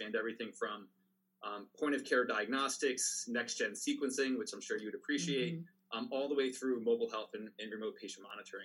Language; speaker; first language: English; native; English